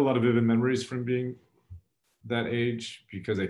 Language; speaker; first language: English; native; English